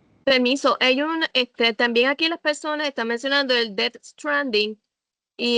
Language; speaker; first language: Spanish; native; Spanish